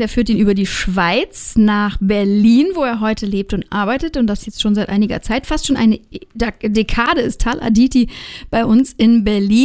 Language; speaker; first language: German; native; German